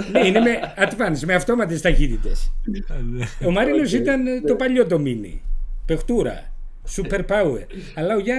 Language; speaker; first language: Greek; native; Greek